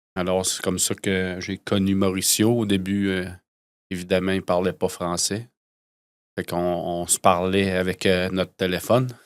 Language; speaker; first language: French; native; French